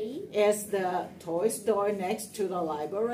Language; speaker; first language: English; non-native, fluent; Chinese